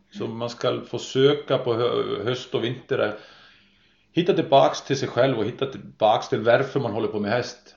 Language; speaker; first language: Swedish; non-native, fluent; Icelandic